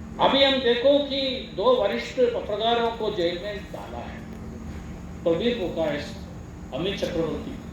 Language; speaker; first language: Hindi; non-native, local second language; Malayalam